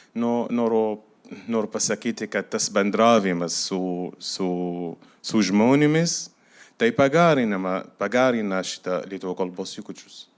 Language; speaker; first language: Lithuanian; non-native, fluent; Arabic